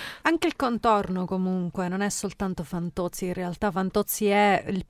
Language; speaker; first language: Italian; native; Italian